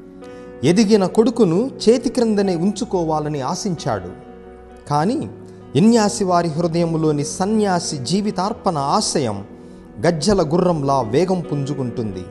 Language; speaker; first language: Telugu; native; Telugu